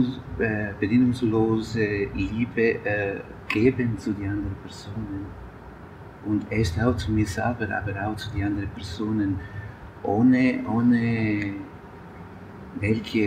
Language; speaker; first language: German; non-native, learner; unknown